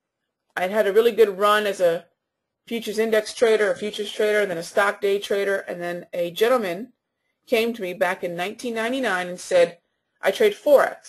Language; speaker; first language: English; native; English